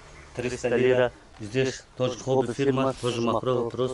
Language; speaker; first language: Russian; non-native, learner; Turkish